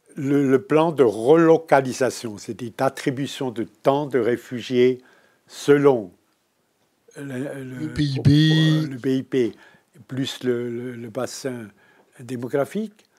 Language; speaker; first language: French; native; French